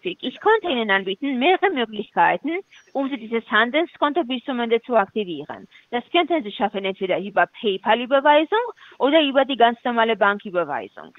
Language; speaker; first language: German; non-native, fluent; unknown